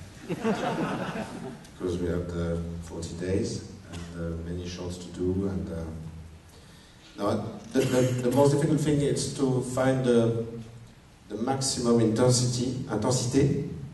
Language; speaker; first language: English; non-native, learner; French